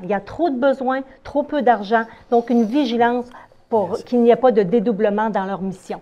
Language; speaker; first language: French; native; French